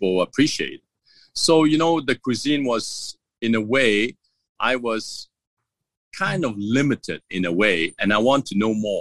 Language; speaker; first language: English; non-native, local second language; Cantonese